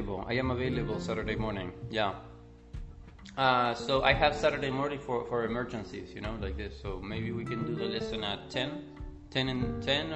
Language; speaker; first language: English; non-native, fluent; Spanish